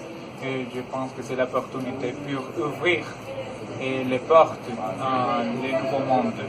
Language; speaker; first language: French; non-native, learner; Spanish